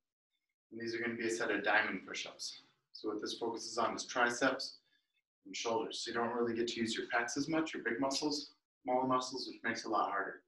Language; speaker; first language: English; native; English